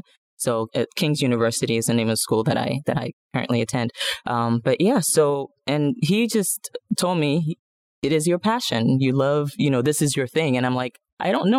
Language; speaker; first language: English; non-native, local second language; Yoruba